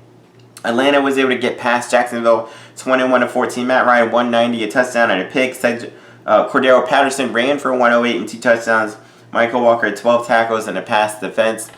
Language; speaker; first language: English; native; English